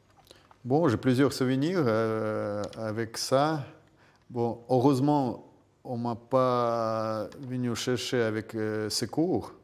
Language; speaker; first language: French; non-native, fluent; Russian